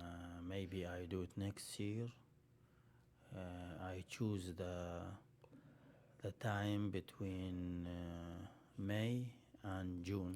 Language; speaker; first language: English; non-native, learner; Arabic